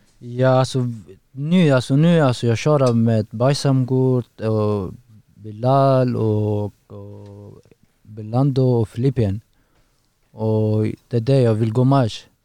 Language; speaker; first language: Swedish; non-native, learner; Persian